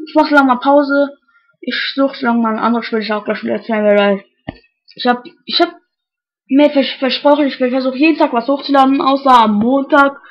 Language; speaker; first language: German; native; German